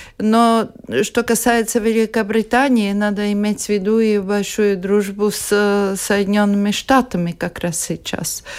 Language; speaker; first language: Russian; non-native, local second language; Latvian